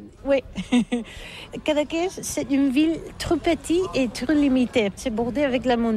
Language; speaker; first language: French; non-native, learner; Catalan